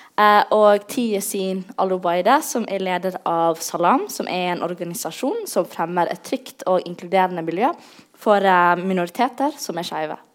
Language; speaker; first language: Norwegian; native; Norwegian